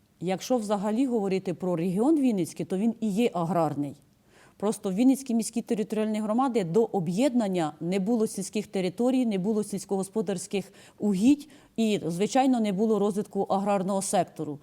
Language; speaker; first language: Ukrainian; native; Ukrainian